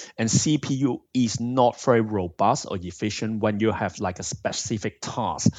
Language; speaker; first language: English; non-native, local second language; Cantonese